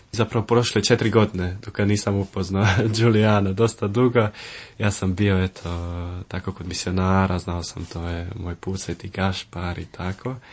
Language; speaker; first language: Croatian; early bilingual, heritage; Croatian